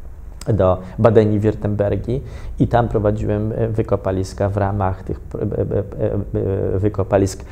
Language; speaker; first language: Polish; native; Polish